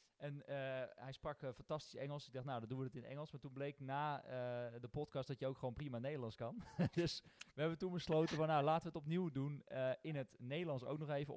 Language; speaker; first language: Dutch; native; Dutch